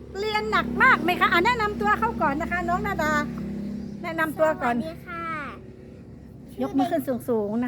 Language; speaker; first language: Thai; native; Thai